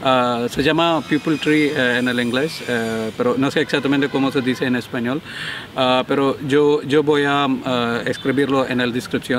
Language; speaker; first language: Spanish; non-native, learner; Malayalam